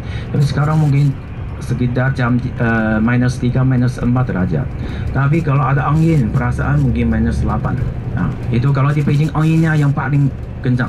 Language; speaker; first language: Indonesian; non-native, fluent; Chinese